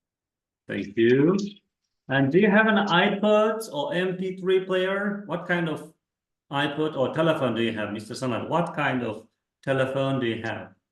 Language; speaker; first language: English; non-native, fluent; Kazakh